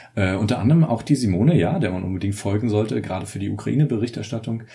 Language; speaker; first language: German; native; German